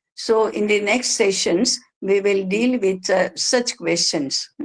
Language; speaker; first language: English; non-native, local second language; Hindi